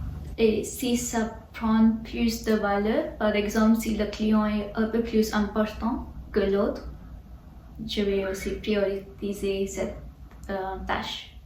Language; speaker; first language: French; non-native, learner; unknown